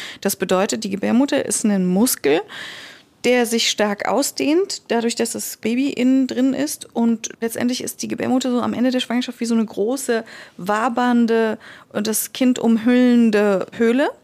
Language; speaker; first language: German; native; German